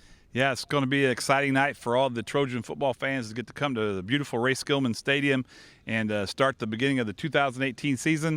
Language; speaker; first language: English; native; English